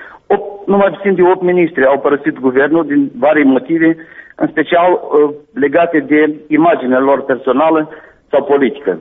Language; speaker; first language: Romanian; native; Romanian